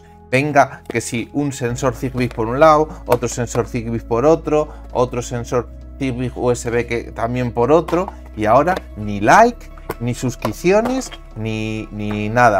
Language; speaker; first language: Spanish; native; Spanish